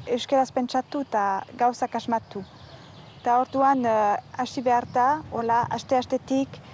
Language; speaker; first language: Basque; native; Basque